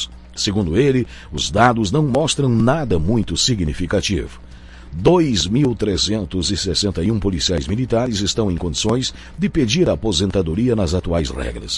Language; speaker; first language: Portuguese; native; Portuguese